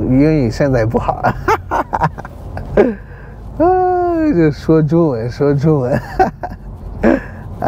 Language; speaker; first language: Chinese; non-native, learner; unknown